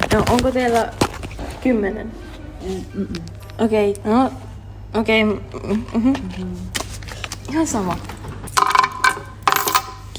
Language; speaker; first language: Finnish; non-native, learner; Russian